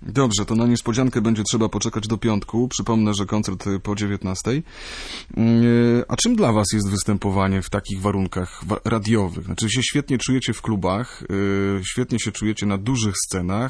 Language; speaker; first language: Polish; native; Polish